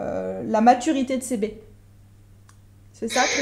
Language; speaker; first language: French; native; French